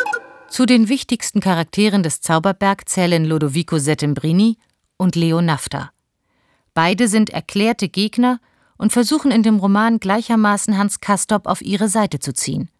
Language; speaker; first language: German; native; German